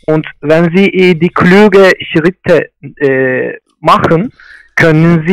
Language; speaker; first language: German; non-native, learner; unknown